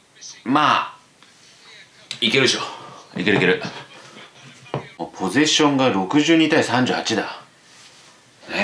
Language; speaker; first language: Japanese; native; Japanese